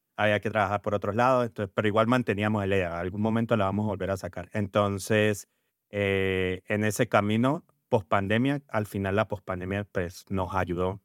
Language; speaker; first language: Spanish; native; Spanish